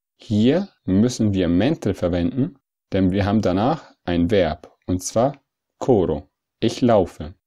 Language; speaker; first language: German; early bilingual, other home language; Italian